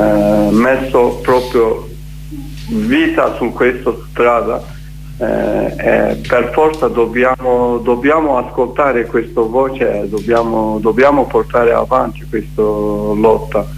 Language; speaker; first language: Italian; non-native, learner; Kurdish